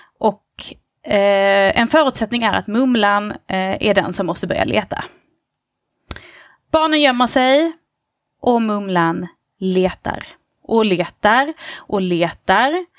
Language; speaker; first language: Swedish; native; Swedish